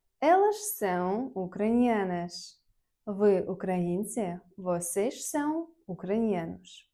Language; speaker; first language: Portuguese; non-native, fluent; Ukrainian